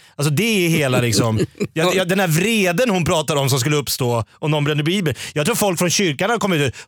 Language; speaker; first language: Swedish; native; Swedish